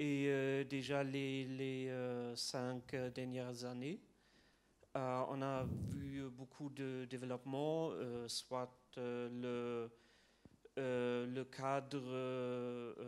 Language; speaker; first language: French; non-native, fluent; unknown